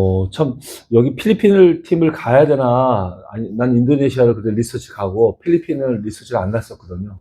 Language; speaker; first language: Korean; native; Korean